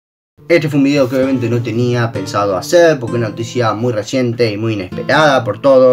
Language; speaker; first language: Spanish; native; Spanish